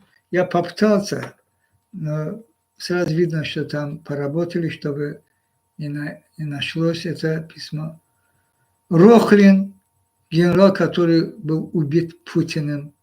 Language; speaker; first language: Russian; non-native, local second language; Azerbaijani